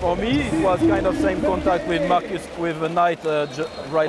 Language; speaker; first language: English; non-native, fluent; French